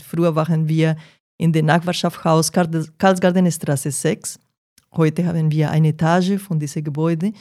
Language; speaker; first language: German; non-native, fluent; Portuguese